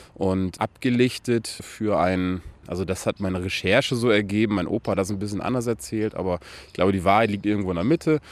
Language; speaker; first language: German; native; German